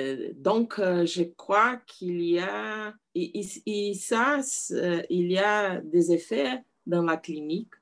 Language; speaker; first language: French; non-native, learner; Portuguese